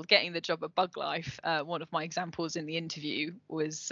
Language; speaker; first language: English; native; English